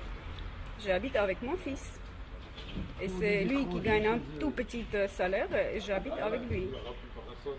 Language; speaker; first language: French; non-native, learner; Armenian